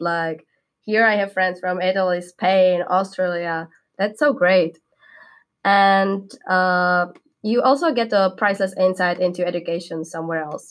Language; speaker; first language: English; non-native, fluent; Czech